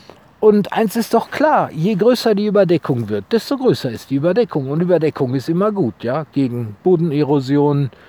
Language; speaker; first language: German; native; German